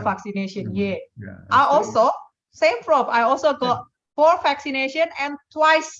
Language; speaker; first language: English; non-native, fluent; Indonesian